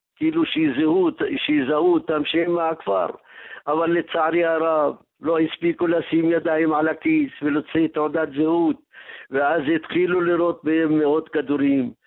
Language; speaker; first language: Hebrew; non-native, local second language; Arabic